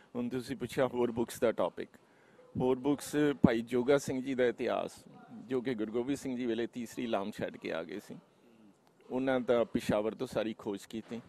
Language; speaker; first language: Punjabi; native; Punjabi